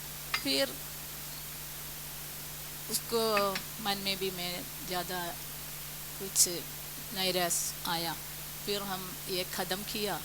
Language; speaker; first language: Hindi; non-native, local second language; Malayalam